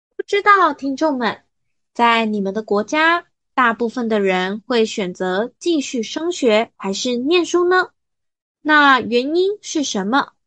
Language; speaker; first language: Chinese; native; Chinese